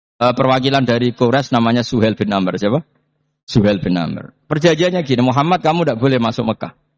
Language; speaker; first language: Indonesian; non-native, local second language; Javanese